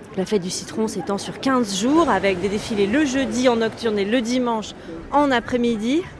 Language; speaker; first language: French; native; French